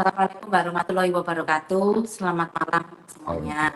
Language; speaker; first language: Indonesian; native; Indonesian